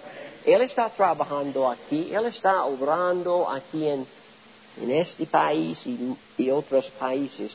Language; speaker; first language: Spanish; non-native, learner; English